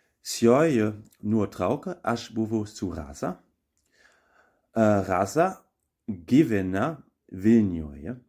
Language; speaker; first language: Lithuanian; non-native, learner; German